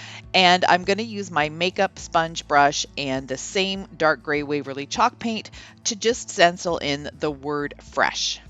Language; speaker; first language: English; native; English